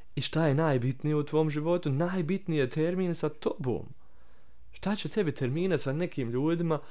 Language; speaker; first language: Serbian; early bilingual, heritage; Croatian